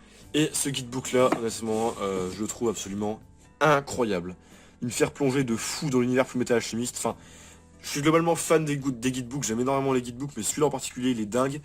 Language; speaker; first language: French; native; French